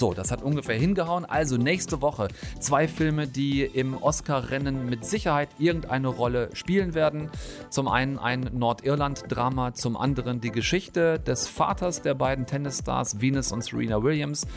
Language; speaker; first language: German; native; German